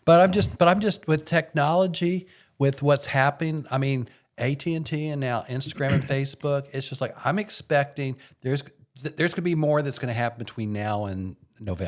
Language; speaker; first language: English; native; English